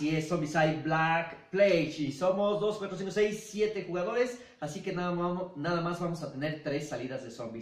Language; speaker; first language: Spanish; native; Spanish